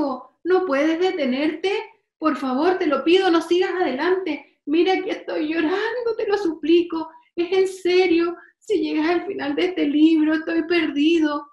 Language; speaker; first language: Spanish; native; Spanish